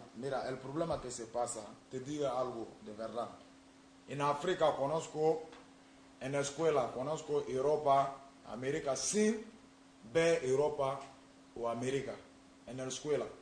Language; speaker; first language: Spanish; non-native, learner; Mossi